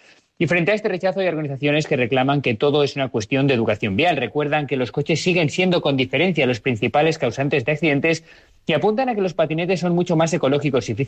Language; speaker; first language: Spanish; native; Spanish